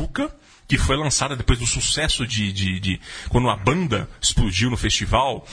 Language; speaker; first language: Portuguese; native; Portuguese